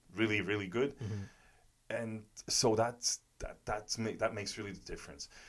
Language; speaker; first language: English; non-native, fluent; German